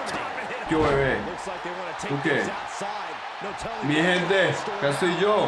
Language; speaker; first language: Spanish; native; Spanish